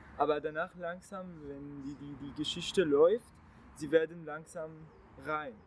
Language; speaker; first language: German; non-native, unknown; Arabic